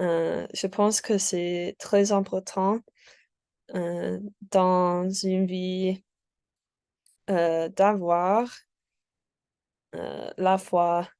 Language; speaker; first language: French; non-native, learner; English